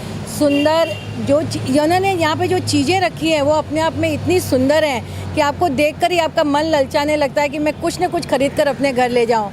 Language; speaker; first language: Hindi; native; Hindi